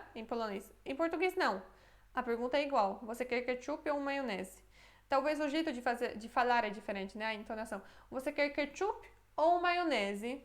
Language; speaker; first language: Portuguese; non-native, fluent; Polish